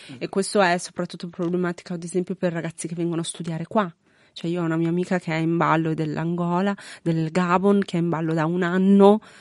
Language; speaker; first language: Italian; native; Italian